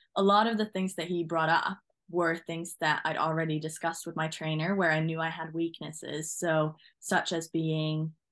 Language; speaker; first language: English; non-native, fluent; Norwegian